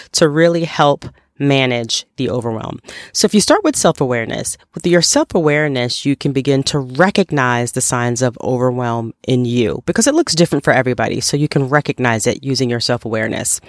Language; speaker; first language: English; native; English